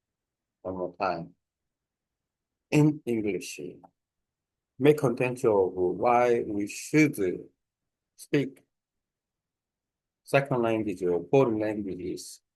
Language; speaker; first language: English; non-native, learner; Korean